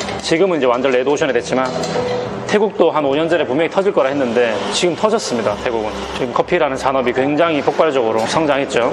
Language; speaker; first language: Korean; native; Korean